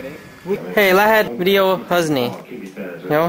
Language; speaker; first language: Hungarian; non-native, learner; English